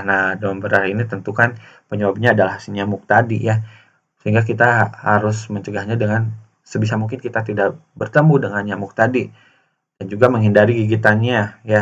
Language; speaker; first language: Indonesian; native; Indonesian